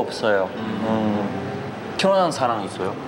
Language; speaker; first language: Korean; non-native, learner; Japanese